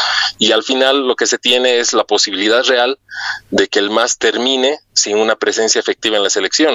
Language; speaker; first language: Spanish; native; Spanish